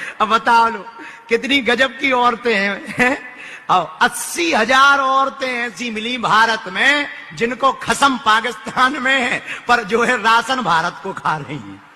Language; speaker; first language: Hindi; native; Hindi